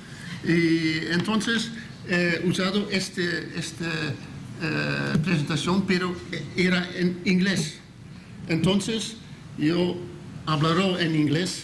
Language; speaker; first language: Spanish; non-native, learner; Dutch